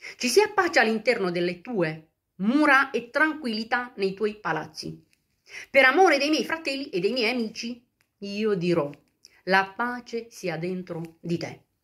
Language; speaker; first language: Italian; non-native, fluent; Romanian